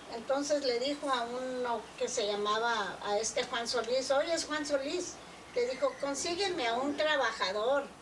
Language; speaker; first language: Spanish; early bilingual, other home language; English